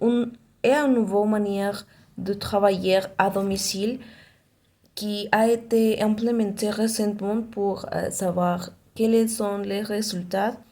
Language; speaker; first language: French; non-native, learner; Spanish